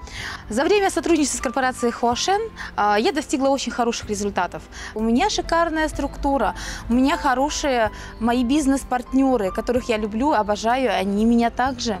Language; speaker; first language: Russian; native; Russian